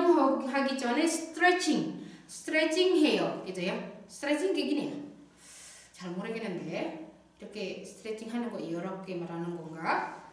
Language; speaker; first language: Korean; non-native, fluent; Indonesian